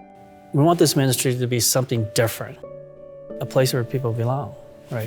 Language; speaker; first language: English; early bilingual, other home language; Hmong